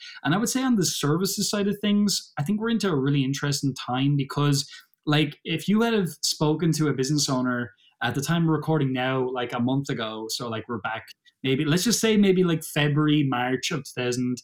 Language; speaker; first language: English; native; English